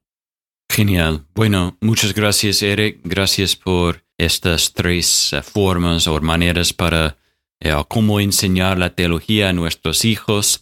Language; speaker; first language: Spanish; non-native, fluent; English